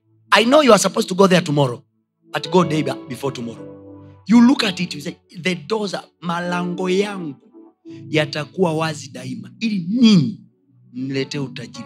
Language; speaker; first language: English; non-native, local second language; Swahili